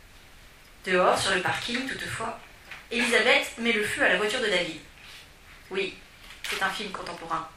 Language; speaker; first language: French; native; French